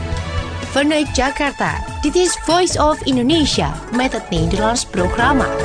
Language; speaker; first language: Dutch; non-native, fluent; Indonesian